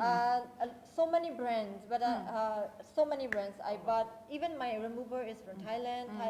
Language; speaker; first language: English; non-native, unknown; Burmese